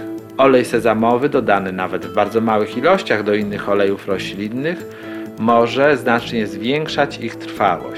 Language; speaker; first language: Polish; native; Polish